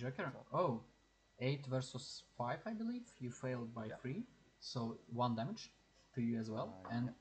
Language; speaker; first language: English; non-native, learner; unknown